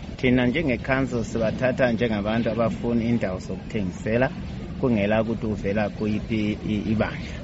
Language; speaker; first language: North Ndebele; non-native, local second language; Shona